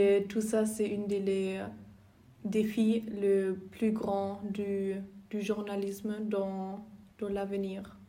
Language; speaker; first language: French; non-native, learner; German